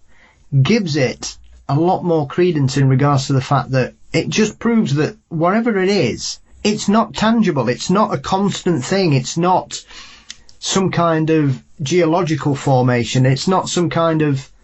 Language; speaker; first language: English; native; English